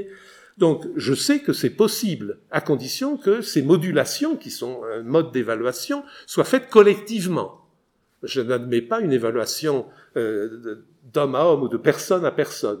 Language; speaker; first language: French; native; French